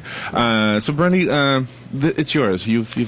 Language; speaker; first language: English; native; English